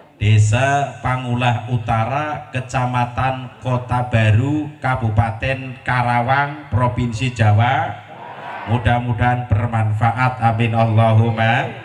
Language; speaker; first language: Indonesian; non-native, local second language; Javanese